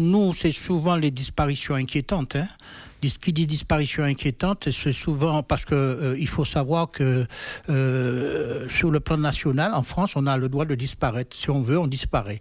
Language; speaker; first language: French; native; French